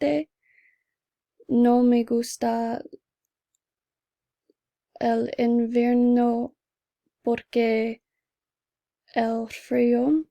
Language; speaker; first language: Spanish; non-native, learner; English